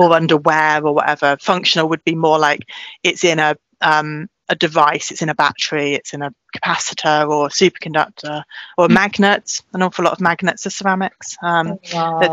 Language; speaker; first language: English; native; English